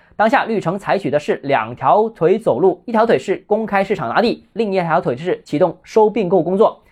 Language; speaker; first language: Chinese; native; Chinese